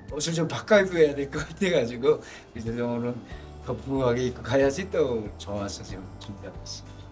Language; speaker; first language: Korean; native; Korean